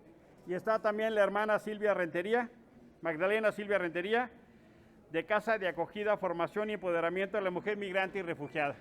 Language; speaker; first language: Spanish; native; Spanish